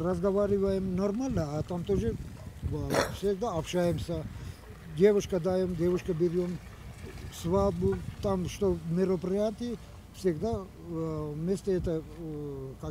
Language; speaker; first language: Russian; non-native, local second language; Turkish